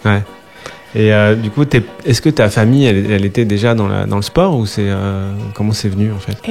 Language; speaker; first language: French; native; French